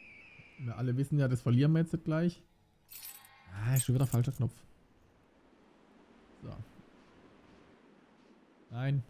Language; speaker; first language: German; native; German